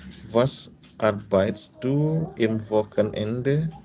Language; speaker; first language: German; non-native, learner; Indonesian